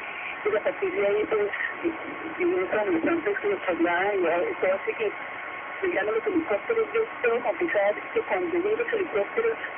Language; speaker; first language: Spanish; native; Spanish